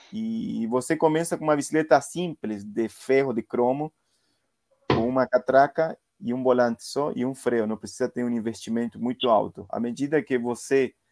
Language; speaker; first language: Portuguese; non-native, fluent; Spanish